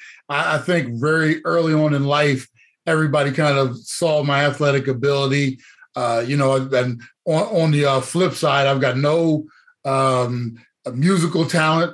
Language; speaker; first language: English; native; English